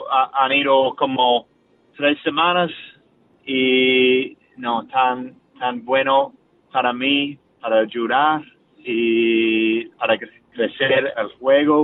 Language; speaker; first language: Spanish; non-native, learner; English